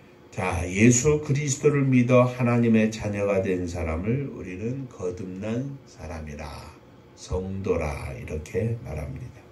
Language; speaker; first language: Korean; native; Korean